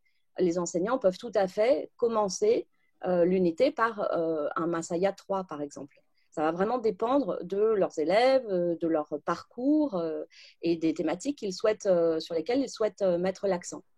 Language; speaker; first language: French; native; French